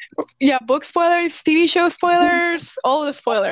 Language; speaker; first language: English; non-native, fluent; Spanish